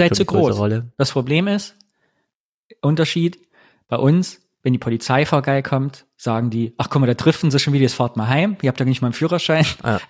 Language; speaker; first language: German; native; German